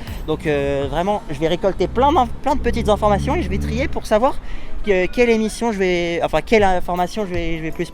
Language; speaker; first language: French; native; French